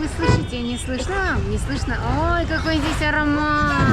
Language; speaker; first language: Russian; native; Russian